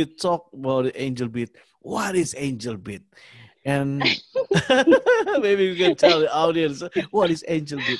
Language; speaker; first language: English; non-native, learner; Indonesian